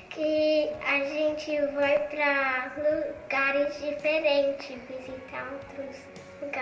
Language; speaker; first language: Portuguese; early bilingual, heritage; Portuguese